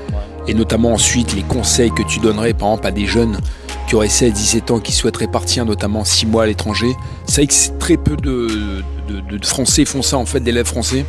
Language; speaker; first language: French; native; French